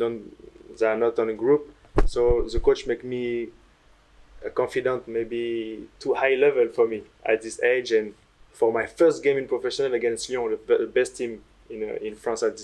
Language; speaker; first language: English; non-native, learner; French